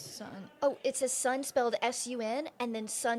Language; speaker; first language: English; native; English